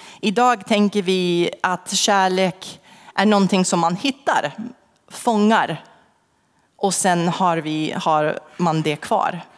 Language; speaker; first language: Swedish; non-native, fluent; English